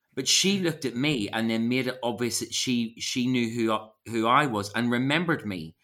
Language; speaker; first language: English; native; English